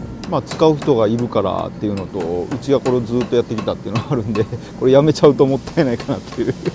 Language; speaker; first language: Japanese; native; Japanese